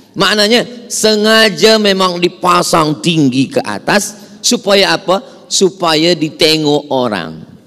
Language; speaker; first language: Malay; native; Malay